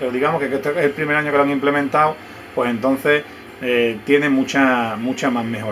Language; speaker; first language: Spanish; native; Spanish